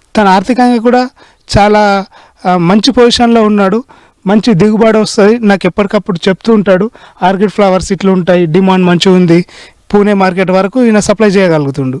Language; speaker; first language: Telugu; native; Telugu